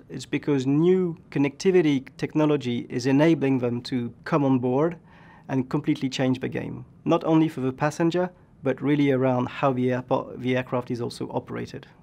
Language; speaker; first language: English; non-native, fluent; French